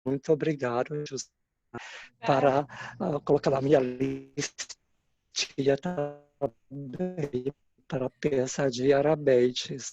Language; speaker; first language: Portuguese; non-native, fluent; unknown